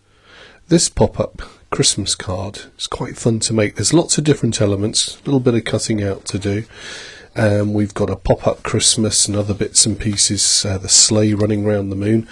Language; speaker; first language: English; native; English